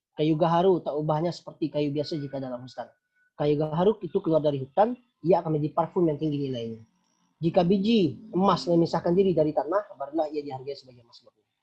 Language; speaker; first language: Indonesian; non-native, local second language; Minangkabau